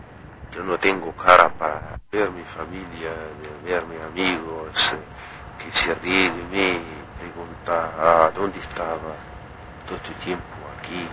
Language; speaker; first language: Spanish; non-native, learner; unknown